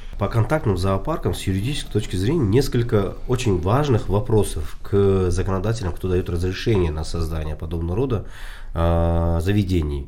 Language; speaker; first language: Russian; non-native, local second language; Tajik